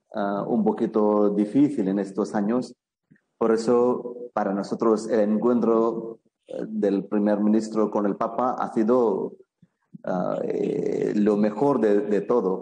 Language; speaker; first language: Spanish; non-native, fluent; Malayalam